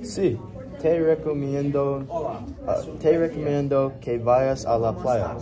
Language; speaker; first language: Spanish; non-native, learner; English